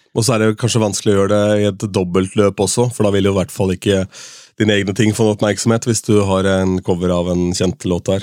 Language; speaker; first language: Norwegian; native; Norwegian